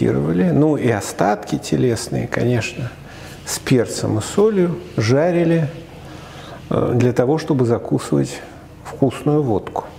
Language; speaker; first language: Russian; native; Russian